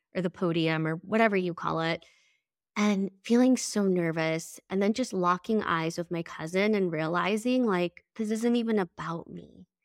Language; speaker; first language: English; early bilingual, other home language; Spanish